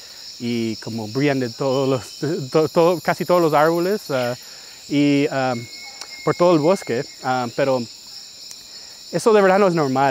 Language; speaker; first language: Spanish; early bilingual, heritage; English